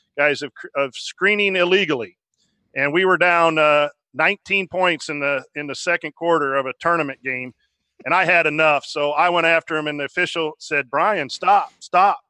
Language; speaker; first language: English; native; English